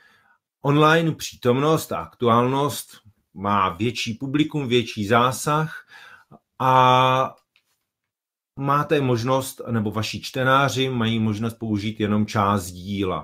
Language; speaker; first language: Czech; native; Czech